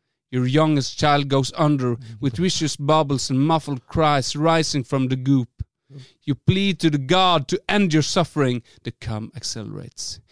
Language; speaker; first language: English; non-native, fluent; Norwegian